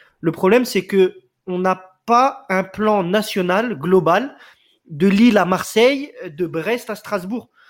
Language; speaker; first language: French; native; French